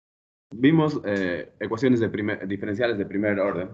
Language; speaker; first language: Spanish; native; Spanish